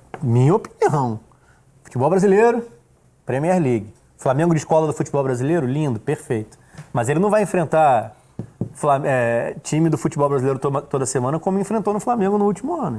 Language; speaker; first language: Portuguese; native; Portuguese